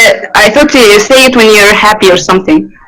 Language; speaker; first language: English; non-native, learner; Arabic